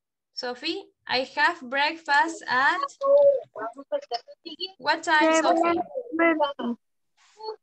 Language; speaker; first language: English; non-native, fluent; Spanish